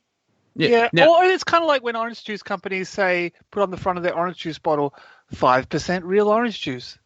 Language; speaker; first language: English; native; English